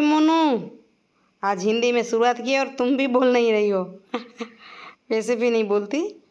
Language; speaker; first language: Hindi; non-native, local second language; Gujarati